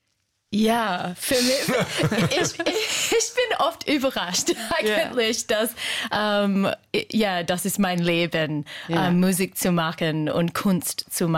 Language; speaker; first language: German; non-native, fluent; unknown